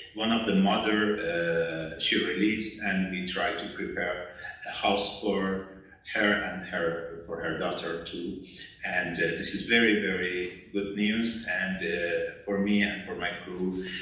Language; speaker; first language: English; non-native, learner; Persian